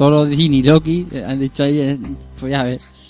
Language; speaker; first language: Spanish; native; Spanish